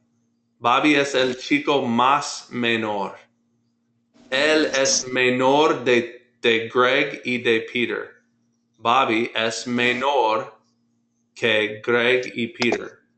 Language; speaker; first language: Spanish; non-native, fluent; English